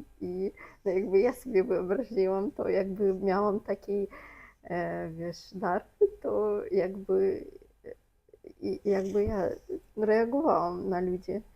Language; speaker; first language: Polish; non-native, fluent; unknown